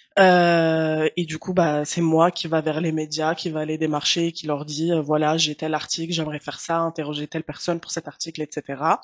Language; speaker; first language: French; early bilingual, other home language; Arabic